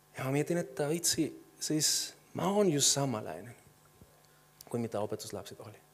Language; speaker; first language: Finnish; non-native, fluent; Spanish